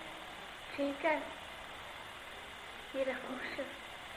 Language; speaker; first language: Spanish; non-native, learner; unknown